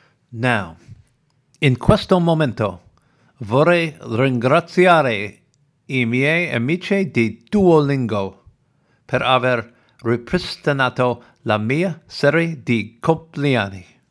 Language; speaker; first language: Italian; non-native, learner; English